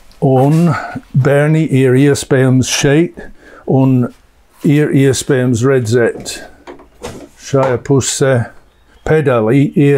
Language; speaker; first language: Latvian; non-native, learner; English